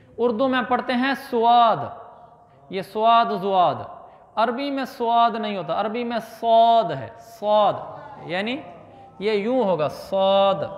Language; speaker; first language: Urdu; native; Urdu